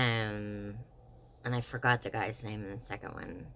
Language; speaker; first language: English; native; English